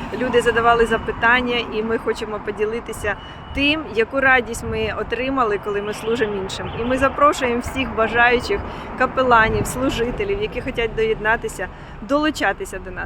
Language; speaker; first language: Ukrainian; native; Ukrainian